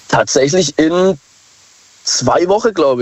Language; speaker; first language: German; native; German